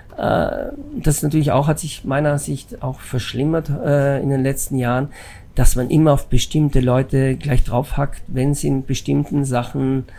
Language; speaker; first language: German; non-native, fluent; Italian